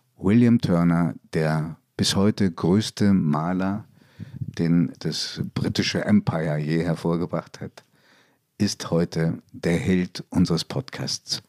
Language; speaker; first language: German; early bilingual, other home language; Italian